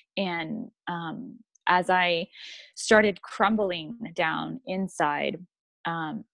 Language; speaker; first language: English; native; English